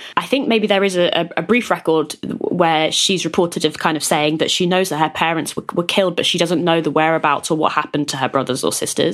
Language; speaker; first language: English; native; English